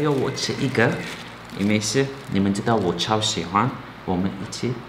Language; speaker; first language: Chinese; non-native, learner; Turkish